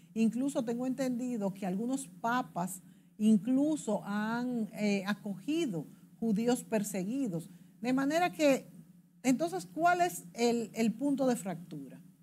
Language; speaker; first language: Spanish; native; Spanish